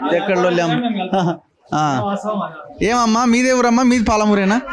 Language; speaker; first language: Telugu; native; Telugu